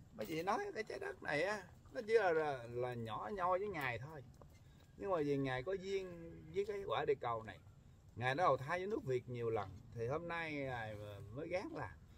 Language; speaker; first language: Vietnamese; early bilingual, heritage; Vietnamese